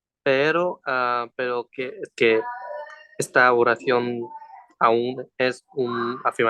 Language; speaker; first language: Spanish; non-native, learner; Vietnamese